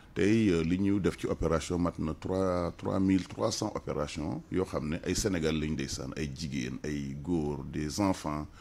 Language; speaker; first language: French; non-native, local second language; Wolof